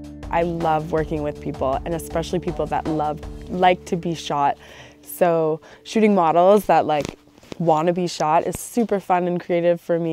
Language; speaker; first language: English; native; English